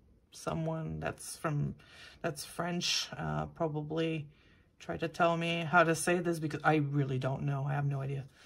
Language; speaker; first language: English; non-native, local second language; French